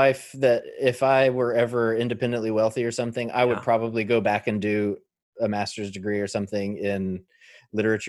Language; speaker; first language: English; native; English